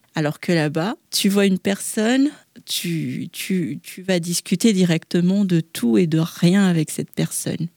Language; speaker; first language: French; non-native, local second language; Malagasy